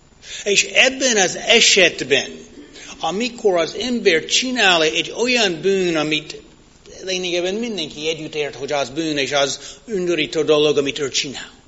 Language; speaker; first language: Hungarian; non-native, fluent; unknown